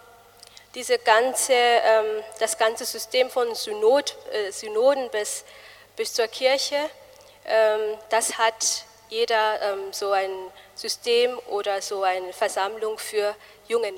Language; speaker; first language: German; non-native, fluent; Malagasy